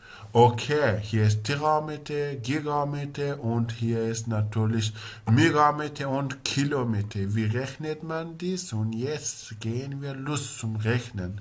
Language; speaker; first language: German; non-native, learner; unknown